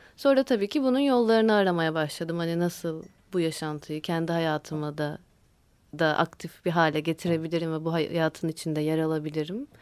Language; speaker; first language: Turkish; native; Turkish